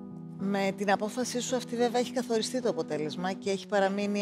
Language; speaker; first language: Greek; native; Greek